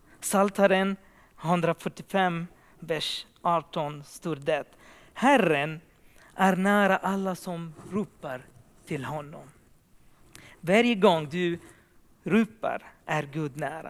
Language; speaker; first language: Swedish; non-native, fluent; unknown